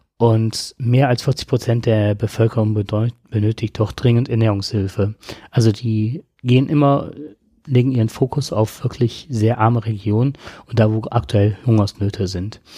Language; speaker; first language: German; native; German